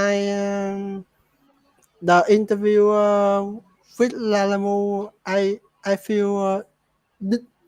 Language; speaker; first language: English; non-native, learner; Vietnamese